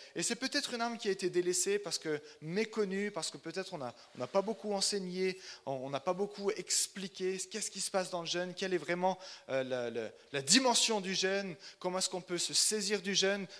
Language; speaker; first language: French; native; French